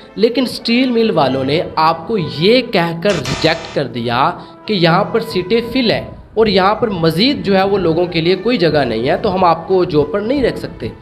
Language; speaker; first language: Urdu; non-native, local second language; Sindhi